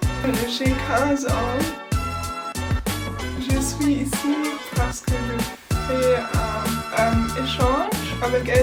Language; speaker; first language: French; non-native, learner; German